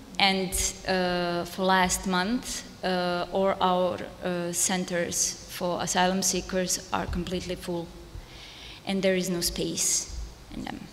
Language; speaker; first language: English; non-native, fluent; Serbian